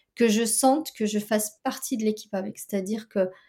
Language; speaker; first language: French; native; French